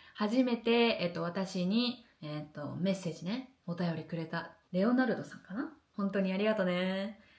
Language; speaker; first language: Japanese; native; Japanese